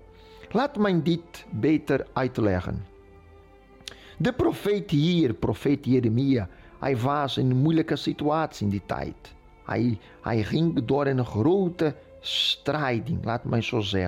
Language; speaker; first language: Dutch; non-native, fluent; Portuguese